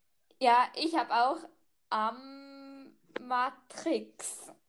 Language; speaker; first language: German; native; German